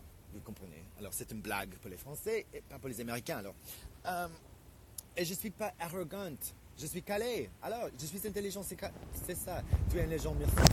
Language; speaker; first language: French; non-native, fluent; English